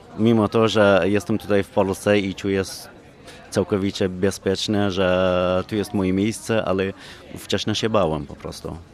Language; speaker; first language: Polish; non-native, fluent; Kurdish